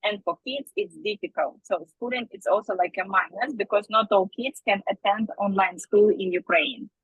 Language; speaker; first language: English; non-native, fluent; Ukrainian